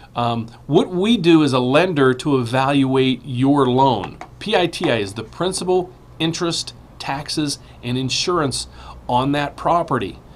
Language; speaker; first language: English; native; English